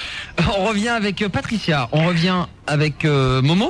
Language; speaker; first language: French; native; French